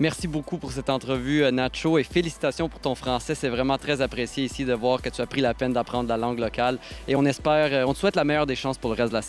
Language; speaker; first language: French; native; French